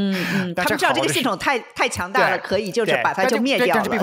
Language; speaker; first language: Chinese; native; Chinese